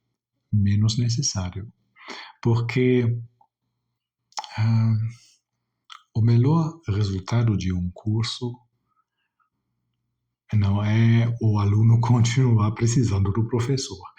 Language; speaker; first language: Portuguese; non-native, fluent; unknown